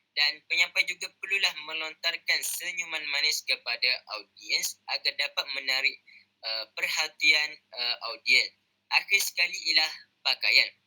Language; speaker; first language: Malay; native; Malay